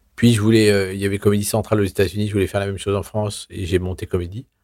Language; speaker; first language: French; native; French